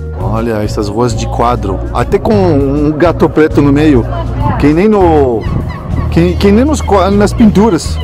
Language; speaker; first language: Portuguese; non-native, fluent; French